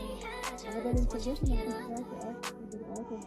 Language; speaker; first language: German; non-native, learner; Swahili